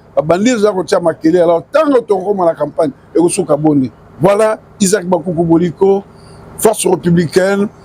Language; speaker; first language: Lingala; native; Lingala